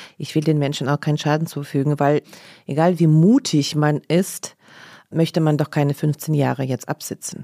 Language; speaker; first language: German; non-native, fluent; Russian